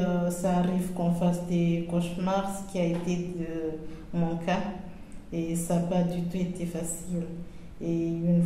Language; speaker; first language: French; non-native, local second language; Comorian